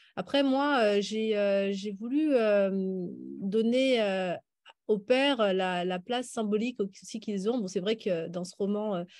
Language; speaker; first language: French; native; French